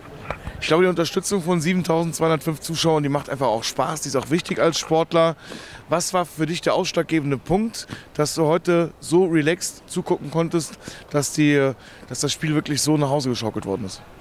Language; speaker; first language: German; native; German